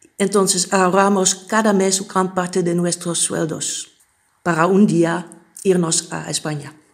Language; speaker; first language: Spanish; non-native, fluent; Dutch